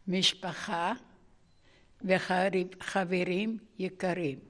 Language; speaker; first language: Hebrew; non-native, fluent; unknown